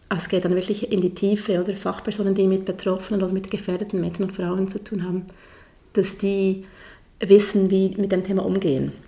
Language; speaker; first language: German; native; German